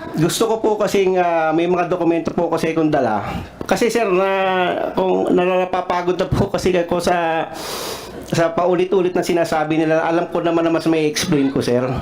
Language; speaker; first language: Filipino; non-native, local second language; Cebuano